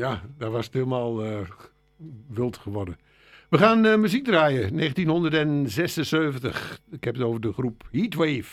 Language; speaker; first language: Dutch; native; Dutch